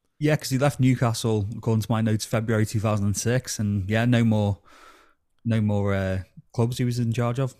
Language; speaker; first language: English; native; English